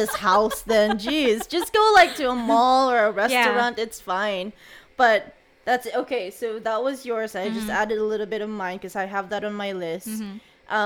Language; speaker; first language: English; non-native, local second language; Cebuano